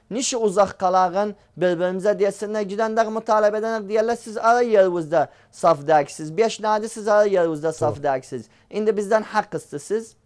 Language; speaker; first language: Turkish; native; Turkish